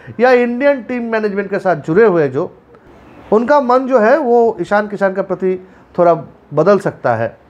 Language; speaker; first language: Hindi; non-native, local second language; Bangla